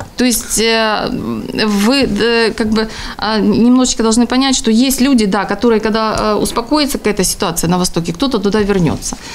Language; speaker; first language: Russian; native; Russian